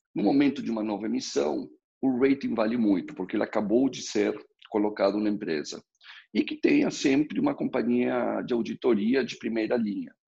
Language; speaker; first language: Portuguese; early bilingual, other home language; Spanish